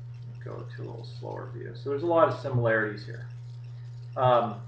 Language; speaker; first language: English; native; English